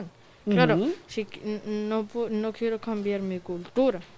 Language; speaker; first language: Spanish; early bilingual, other home language; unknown